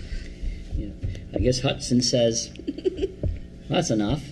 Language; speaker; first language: English; native; English